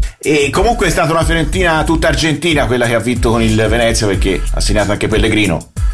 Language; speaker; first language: Italian; native; Italian